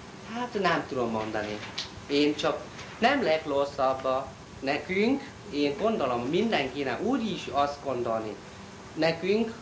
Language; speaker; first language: Hungarian; non-native, learner; Chinese